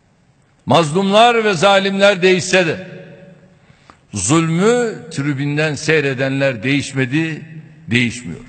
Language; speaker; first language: Turkish; native; Turkish